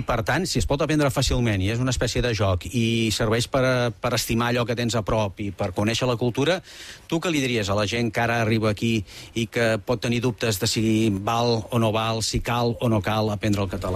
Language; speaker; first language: Catalan; native; Catalan